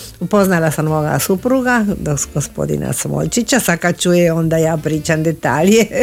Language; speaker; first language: Croatian; early bilingual, heritage; Croatian